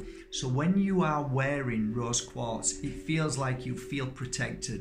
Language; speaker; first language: English; native; English